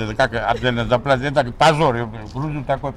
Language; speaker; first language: Russian; non-native, fluent; Georgian